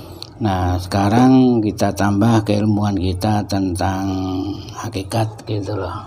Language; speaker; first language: Indonesian; native; Indonesian